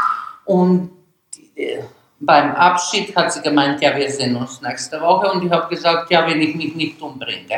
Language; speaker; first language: German; non-native, learner; Bosnian